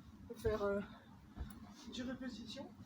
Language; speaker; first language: French; native; French